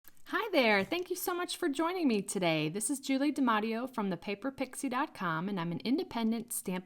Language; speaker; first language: English; native; English